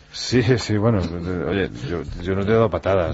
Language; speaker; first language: Spanish; native; Spanish